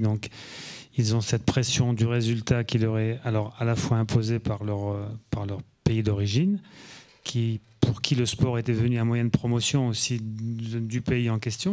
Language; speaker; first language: French; native; French